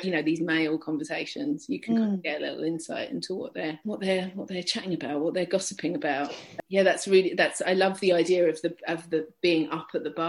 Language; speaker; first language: English; native; English